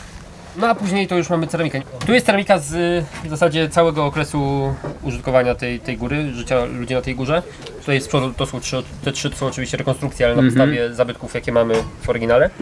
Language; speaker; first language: Polish; native; Polish